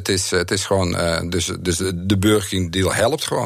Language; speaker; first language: Dutch; native; Dutch